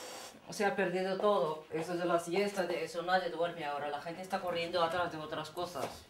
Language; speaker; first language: Spanish; non-native, fluent; Arabic